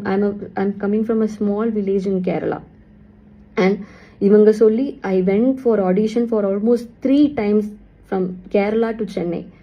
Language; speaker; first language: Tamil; non-native, local second language; Malayalam